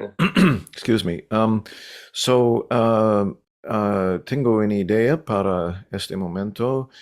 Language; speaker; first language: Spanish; non-native, learner; English